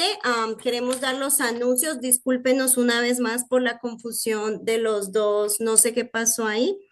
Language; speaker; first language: Spanish; native; Spanish